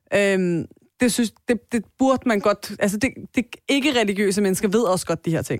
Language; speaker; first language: Danish; early bilingual, other home language; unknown